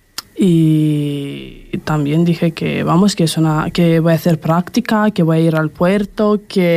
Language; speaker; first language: Spanish; non-native, fluent; Romanian